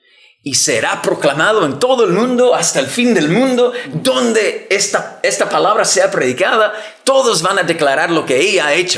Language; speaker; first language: Spanish; non-native, fluent; English